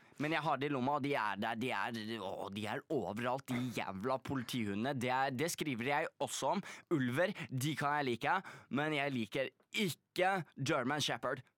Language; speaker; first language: Norwegian; early bilingual, other home language; Polish